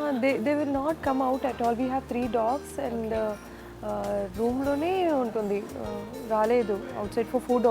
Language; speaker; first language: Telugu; non-native, local second language; Kannada